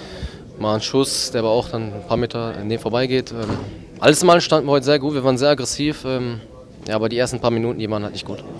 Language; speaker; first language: German; native; German